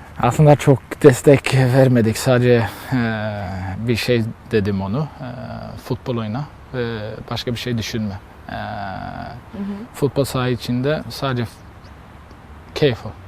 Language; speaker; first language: Turkish; non-native, learner; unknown